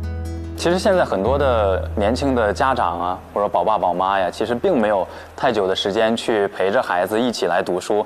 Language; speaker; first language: Chinese; native; Chinese